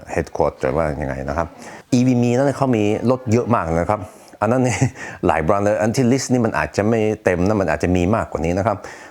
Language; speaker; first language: Thai; non-native, fluent; Swedish